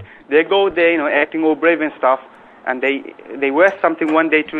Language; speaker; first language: English; non-native, local second language; Bangla